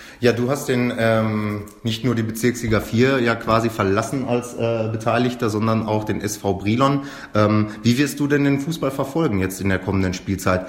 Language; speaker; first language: German; native; German